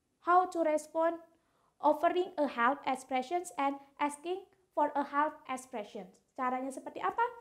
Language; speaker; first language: English; non-native, fluent; Indonesian